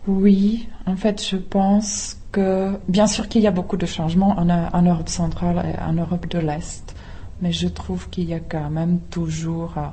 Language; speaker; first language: French; non-native, fluent; Czech